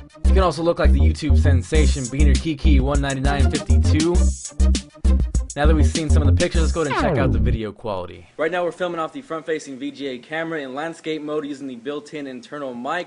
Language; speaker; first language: English; native; English